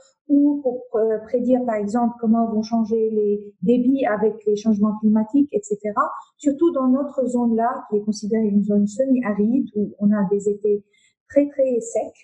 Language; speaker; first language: French; non-native, local second language; Arabic